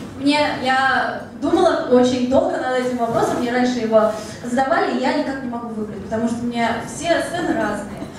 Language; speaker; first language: Russian; early bilingual, heritage; Russian